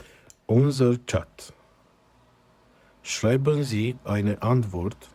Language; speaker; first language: German; non-native, fluent; Romanian